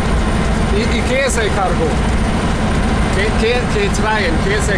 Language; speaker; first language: Spanish; non-native, learner; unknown